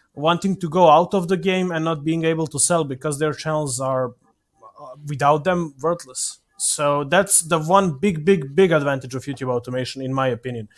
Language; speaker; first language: English; non-native, fluent; Serbian